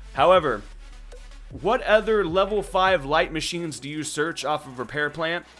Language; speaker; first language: English; native; English